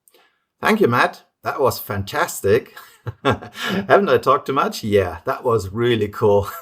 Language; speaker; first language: English; non-native, fluent; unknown